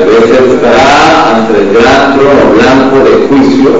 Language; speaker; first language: Spanish; native; Spanish